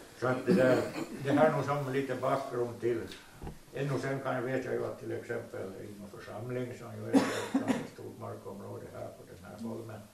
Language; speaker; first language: Swedish; native; Swedish